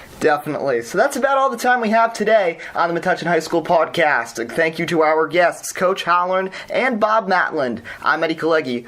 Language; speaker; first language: English; native; English